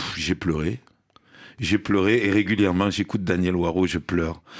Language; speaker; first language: French; native; French